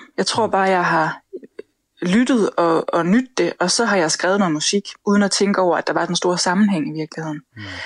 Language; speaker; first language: Danish; native; Danish